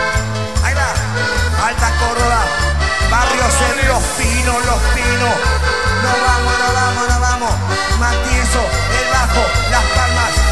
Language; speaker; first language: Spanish; native; Spanish